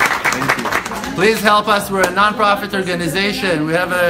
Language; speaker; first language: English; non-native, fluent; Hebrew